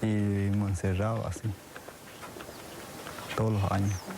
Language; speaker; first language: Spanish; native; Spanish